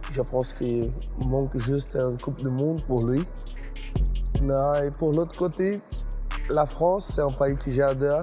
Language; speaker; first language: French; non-native, fluent; Portuguese